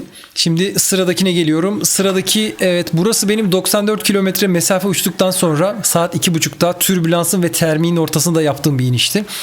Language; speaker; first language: Turkish; native; Turkish